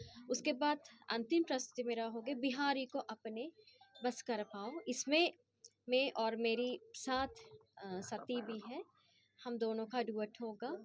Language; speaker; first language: Hindi; non-native, fluent; Sinhala